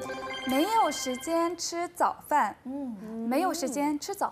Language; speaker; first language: Chinese; non-native, learner; Korean